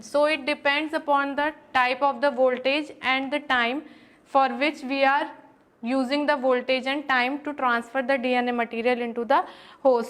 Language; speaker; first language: English; non-native, local second language; Hindi